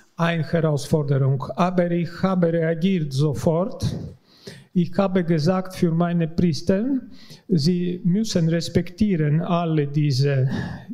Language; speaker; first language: German; non-native, learner; Latvian